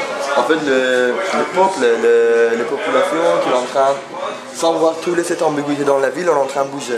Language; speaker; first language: French; non-native, fluent; Persian